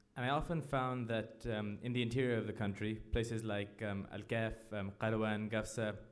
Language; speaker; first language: English; non-native, fluent; Arabic